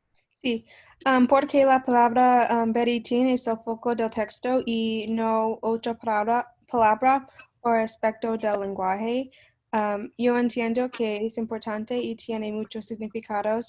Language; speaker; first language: Spanish; non-native, learner; English